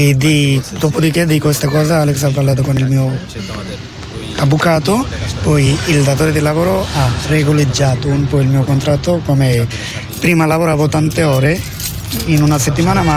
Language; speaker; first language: Italian; non-native, learner; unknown